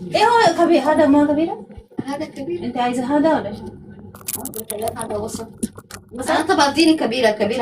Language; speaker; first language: Arabic; non-native, learner; Amharic